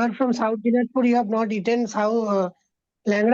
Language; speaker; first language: English; non-native, fluent; Bangla